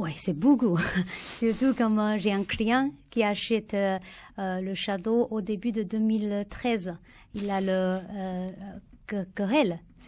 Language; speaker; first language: French; non-native, learner; Chinese